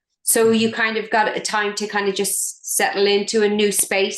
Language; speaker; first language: English; native; English